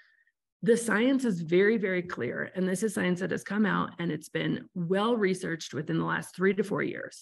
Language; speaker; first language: English; native; English